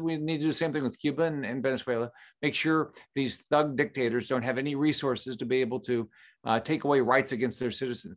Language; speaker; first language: English; native; English